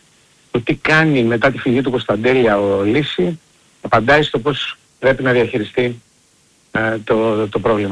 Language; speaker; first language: Greek; native; Greek